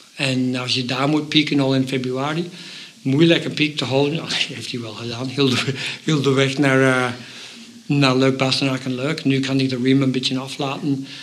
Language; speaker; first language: Dutch; non-native, fluent; English